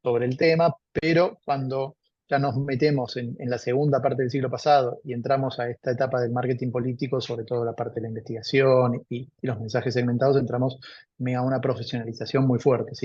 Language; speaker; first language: Spanish; native; Spanish